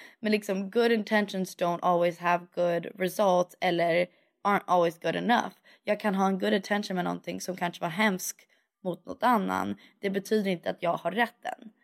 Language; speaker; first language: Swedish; early bilingual, heritage; Swedish